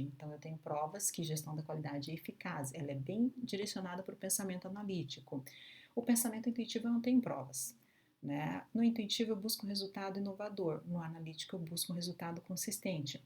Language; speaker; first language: Portuguese; native; Portuguese